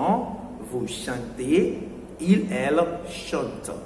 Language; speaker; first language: French; non-native, fluent; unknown